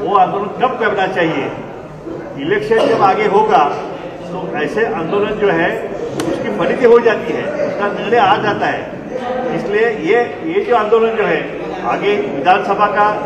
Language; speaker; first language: Hindi; non-native, local second language; Marathi